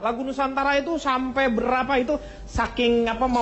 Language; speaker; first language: Indonesian; native; Indonesian